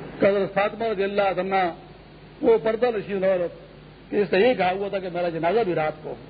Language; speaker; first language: Urdu; native; Urdu